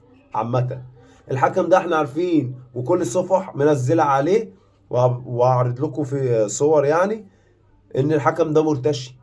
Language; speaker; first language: Arabic; native; Arabic